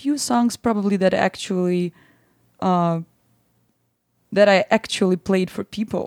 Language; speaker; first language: English; non-native, fluent; Russian